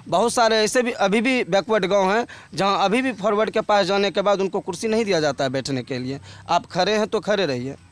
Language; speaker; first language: Hindi; native; Hindi